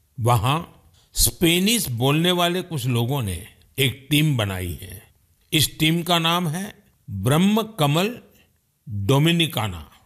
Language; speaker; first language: Hindi; non-native, local second language; Gujarati